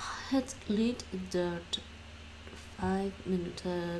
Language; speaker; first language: Dutch; non-native, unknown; English